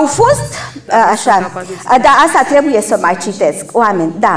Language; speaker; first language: Romanian; non-native, local second language; Hungarian